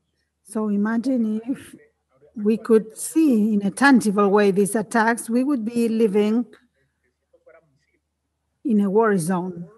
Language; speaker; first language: English; non-native, fluent; Spanish